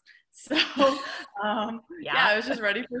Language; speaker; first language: English; native; English